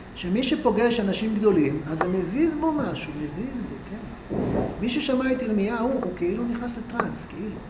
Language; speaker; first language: Hebrew; native; Hebrew